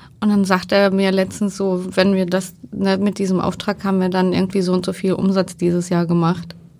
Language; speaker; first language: German; early bilingual, other home language; Turkish